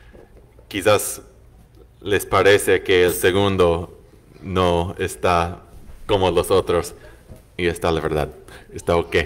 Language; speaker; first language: Spanish; non-native, fluent; English